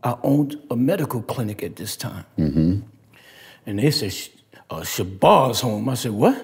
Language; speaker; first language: English; native; English